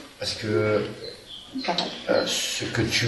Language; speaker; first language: French; non-native, fluent; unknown